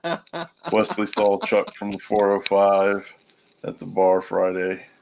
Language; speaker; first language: English; native; English